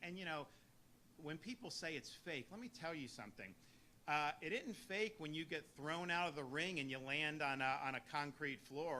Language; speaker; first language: English; native; English